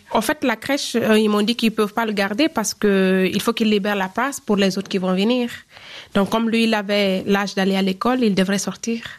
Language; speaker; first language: French; non-native, local second language; Fula